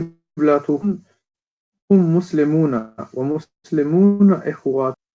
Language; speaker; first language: Arabic; non-native, learner; English